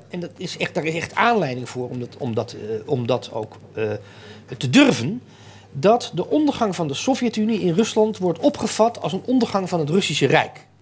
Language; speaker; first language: Dutch; native; Dutch